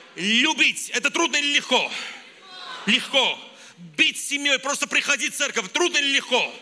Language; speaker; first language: Russian; non-native, local second language; Armenian